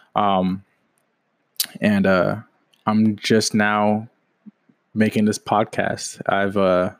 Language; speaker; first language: English; native; English